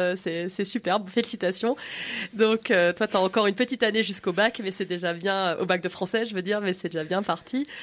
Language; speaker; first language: French; native; French